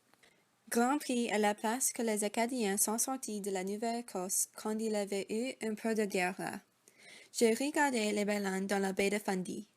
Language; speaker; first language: French; non-native, learner; English